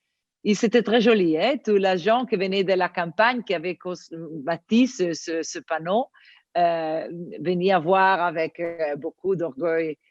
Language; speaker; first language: French; non-native, learner; Italian